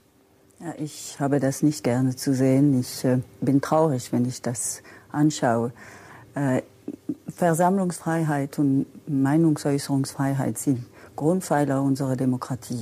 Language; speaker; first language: German; non-native, local second language; French